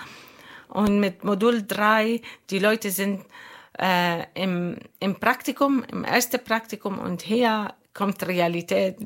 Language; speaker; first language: German; non-native, learner; Arabic